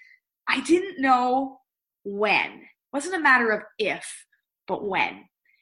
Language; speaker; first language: English; native; English